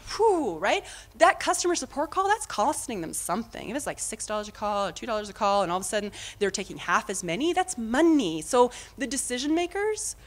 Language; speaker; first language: English; native; English